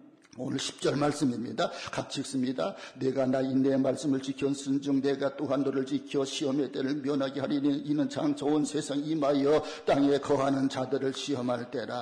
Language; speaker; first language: Korean; native; Korean